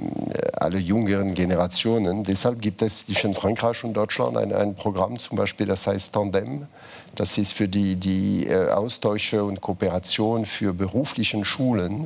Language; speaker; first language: German; non-native, fluent; French